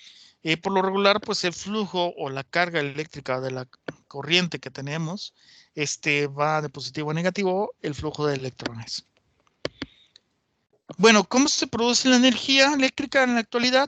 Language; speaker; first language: Spanish; native; Spanish